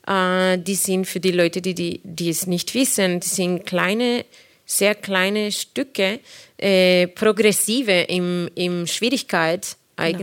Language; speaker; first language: German; non-native, fluent; Spanish